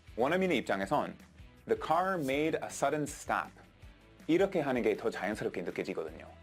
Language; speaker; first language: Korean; non-native, fluent; English